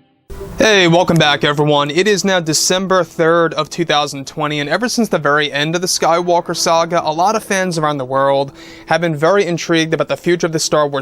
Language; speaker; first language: English; native; English